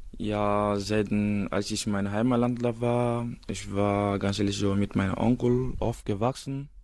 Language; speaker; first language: German; non-native, learner; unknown